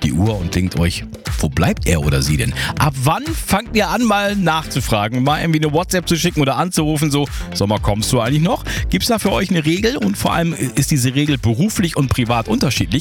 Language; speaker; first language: German; native; German